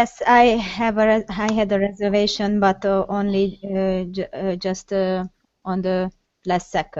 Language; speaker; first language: English; non-native, learner; Hungarian